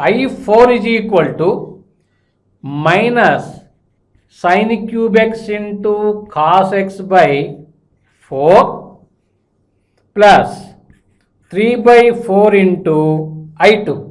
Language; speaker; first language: English; non-native, local second language; Telugu